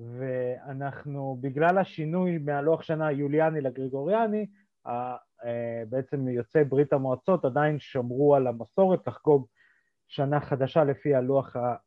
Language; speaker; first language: Hebrew; early bilingual, other home language; Russian